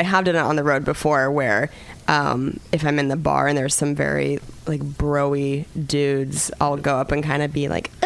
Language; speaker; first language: English; native; English